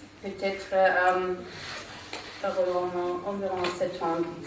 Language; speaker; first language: French; non-native, learner; German